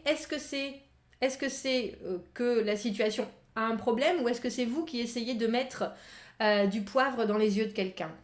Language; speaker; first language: French; native; French